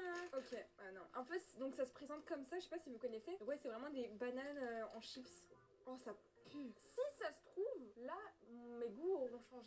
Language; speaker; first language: French; native; French